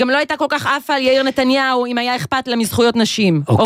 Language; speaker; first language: Hebrew; native; Hebrew